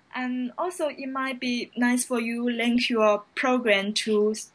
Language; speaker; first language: English; non-native, fluent; Chinese